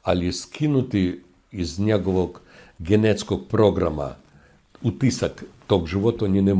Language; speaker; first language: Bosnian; non-native, learner; Russian